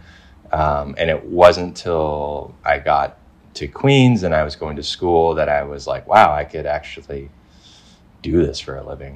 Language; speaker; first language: English; native; English